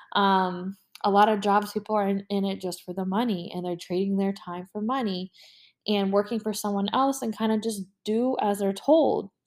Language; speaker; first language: English; native; English